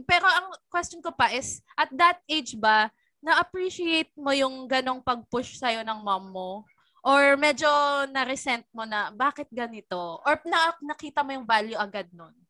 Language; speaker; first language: Filipino; native; Filipino